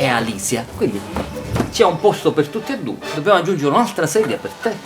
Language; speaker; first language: Italian; native; Italian